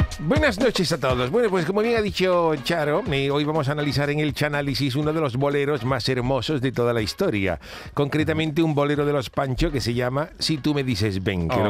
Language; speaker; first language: Spanish; native; Spanish